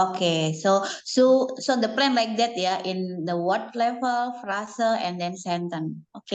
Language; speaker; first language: English; non-native, learner; Indonesian